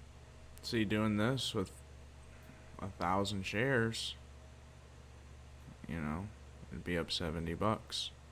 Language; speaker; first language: English; native; English